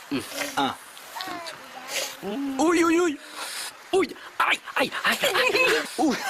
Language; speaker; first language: French; native; French